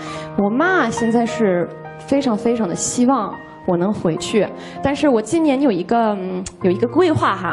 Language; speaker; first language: Chinese; non-native, fluent; English